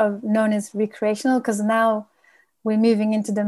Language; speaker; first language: English; native; English